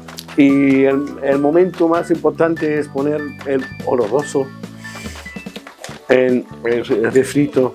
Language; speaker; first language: Spanish; non-native, fluent; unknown